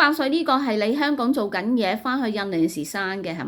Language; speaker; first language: Cantonese; native; Cantonese